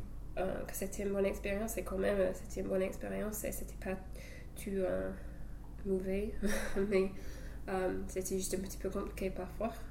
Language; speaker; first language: French; non-native, fluent; English